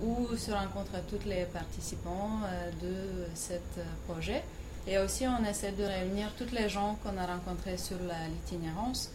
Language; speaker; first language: French; non-native, fluent; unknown